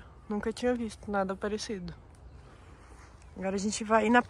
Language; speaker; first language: Portuguese; native; Portuguese